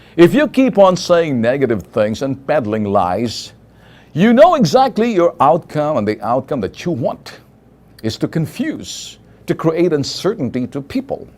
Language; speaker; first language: English; non-native, local second language; Filipino